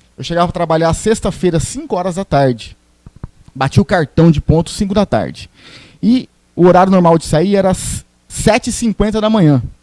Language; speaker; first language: Portuguese; native; Portuguese